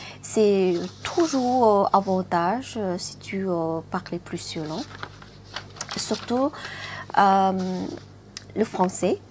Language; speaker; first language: French; non-native, learner; Thai